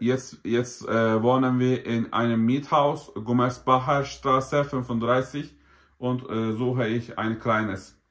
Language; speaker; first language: German; non-native, learner; Turkish